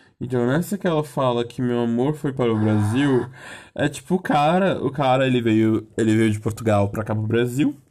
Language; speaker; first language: Portuguese; native; Portuguese